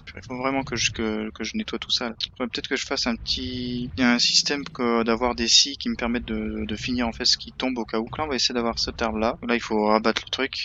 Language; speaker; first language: French; native; French